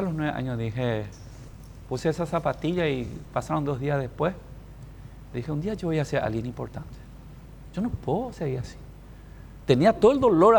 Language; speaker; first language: Spanish; native; Spanish